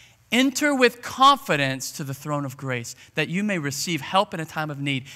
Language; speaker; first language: English; native; English